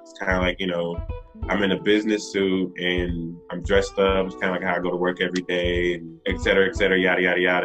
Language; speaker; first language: English; native; English